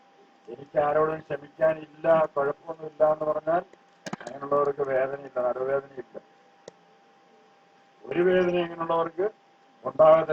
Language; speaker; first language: Malayalam; native; Malayalam